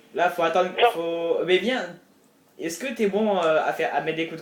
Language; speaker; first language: French; native; French